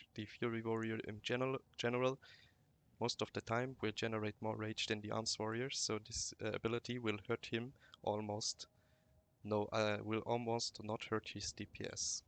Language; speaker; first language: English; non-native, fluent; German